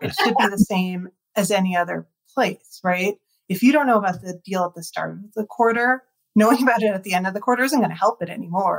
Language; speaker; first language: English; native; English